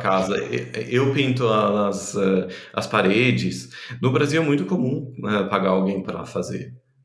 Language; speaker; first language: Portuguese; non-native, fluent; German